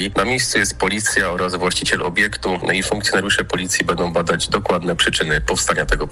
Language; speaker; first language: Polish; native; Polish